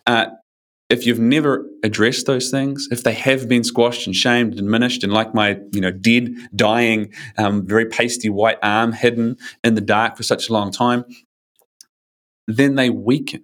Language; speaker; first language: English; native; English